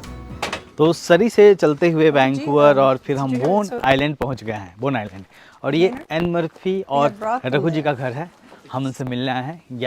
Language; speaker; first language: Hindi; native; Hindi